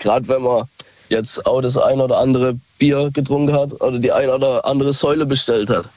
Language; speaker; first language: German; native; German